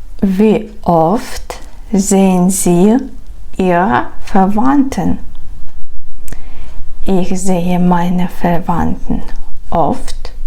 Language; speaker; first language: German; non-native, fluent; Ukrainian